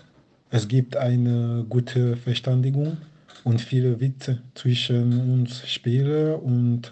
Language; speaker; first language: German; non-native, fluent; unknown